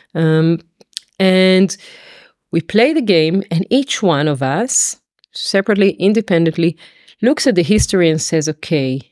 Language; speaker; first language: English; non-native, fluent; Hebrew